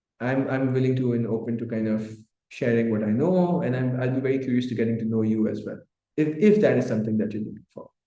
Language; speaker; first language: English; non-native, local second language; Urdu